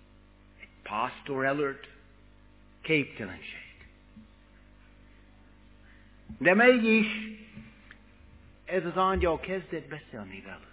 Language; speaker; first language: Hungarian; non-native, fluent; English